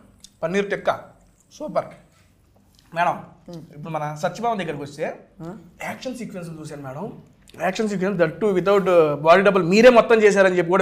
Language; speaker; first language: Telugu; native; Telugu